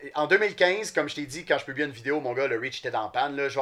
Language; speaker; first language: French; native; French